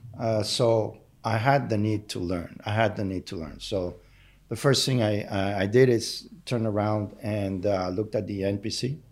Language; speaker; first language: English; non-native, fluent; Spanish